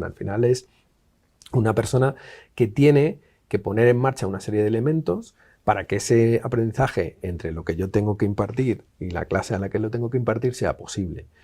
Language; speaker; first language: Spanish; native; Spanish